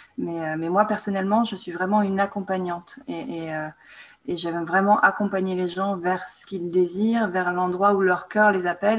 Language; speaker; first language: French; native; French